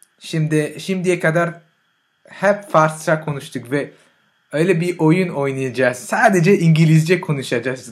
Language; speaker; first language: Turkish; non-native, fluent; French